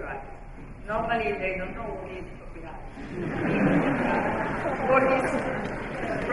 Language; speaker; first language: English; non-native, fluent; Italian